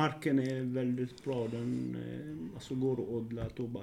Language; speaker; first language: Swedish; non-native, fluent; Arabic